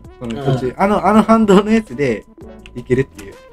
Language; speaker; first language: Japanese; native; Japanese